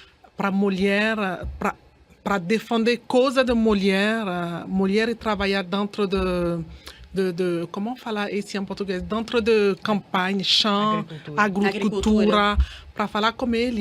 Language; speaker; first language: Portuguese; non-native, learner; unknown